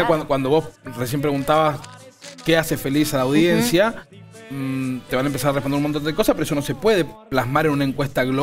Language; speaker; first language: Spanish; native; Spanish